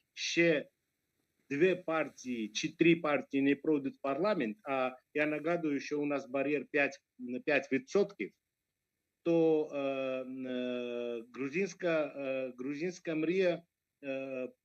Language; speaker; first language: Ukrainian; non-native, fluent; Georgian